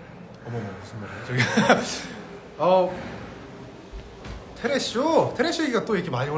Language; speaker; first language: Korean; native; Korean